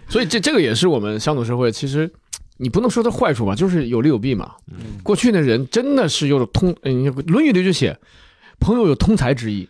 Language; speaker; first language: Chinese; native; Chinese